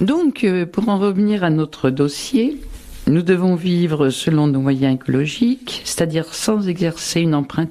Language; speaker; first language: French; native; French